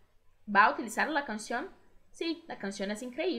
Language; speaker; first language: Spanish; non-native, fluent; Portuguese